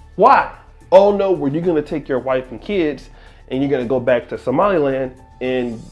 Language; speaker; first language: English; native; English